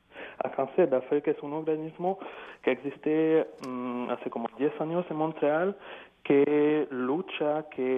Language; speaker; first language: Spanish; non-native, fluent; French